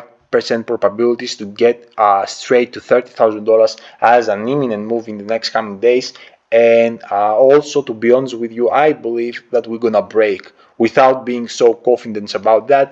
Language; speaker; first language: English; non-native, fluent; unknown